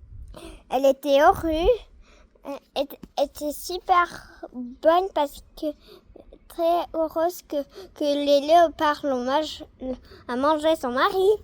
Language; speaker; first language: French; early bilingual, heritage; French